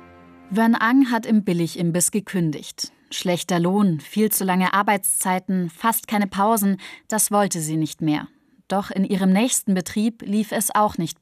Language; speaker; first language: German; native; German